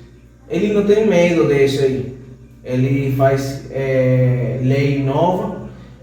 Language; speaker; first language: Portuguese; non-native, fluent; Spanish